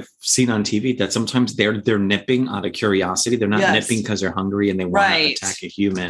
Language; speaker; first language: English; native; English